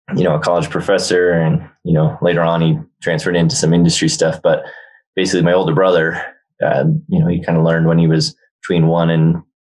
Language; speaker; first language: English; native; English